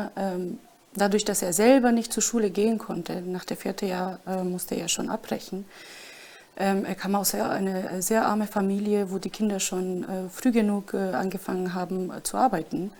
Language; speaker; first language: German; non-native, fluent; Romany